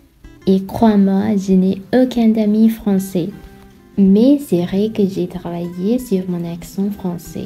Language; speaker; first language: French; non-native, fluent; Sinhala